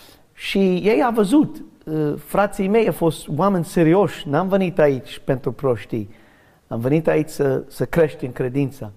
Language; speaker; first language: Romanian; non-native, learner; English